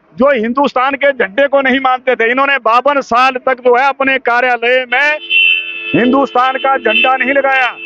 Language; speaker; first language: Hindi; native; Hindi